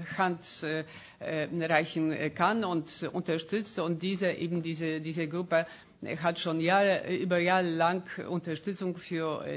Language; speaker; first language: German; non-native, fluent; Polish